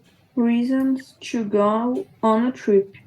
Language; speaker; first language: English; non-native, learner; Portuguese